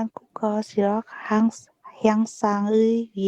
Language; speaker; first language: Korean; non-native, learner; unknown